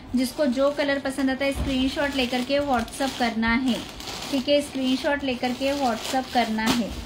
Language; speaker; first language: Hindi; non-native, local second language; Marathi